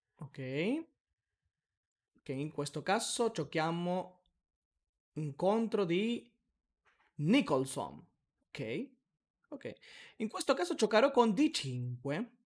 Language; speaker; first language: Italian; non-native, learner; Spanish